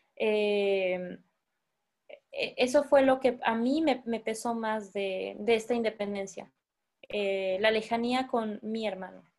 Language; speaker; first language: Spanish; native; Spanish